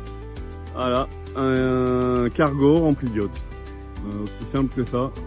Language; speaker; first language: French; native; French